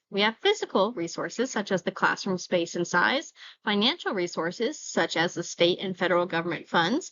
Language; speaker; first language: English; native; English